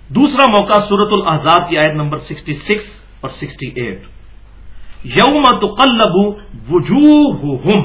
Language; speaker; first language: Urdu; non-native, local second language; Punjabi